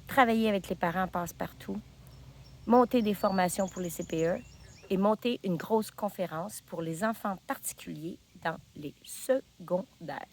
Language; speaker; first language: French; native; French